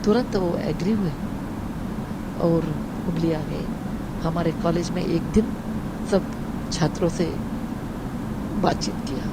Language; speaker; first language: Hindi; non-native, local second language; Kannada